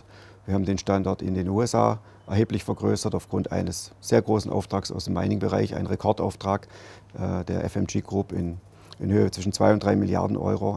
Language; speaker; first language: German; native; German